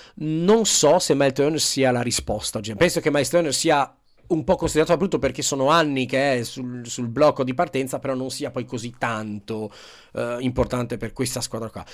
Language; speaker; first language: Italian; native; Italian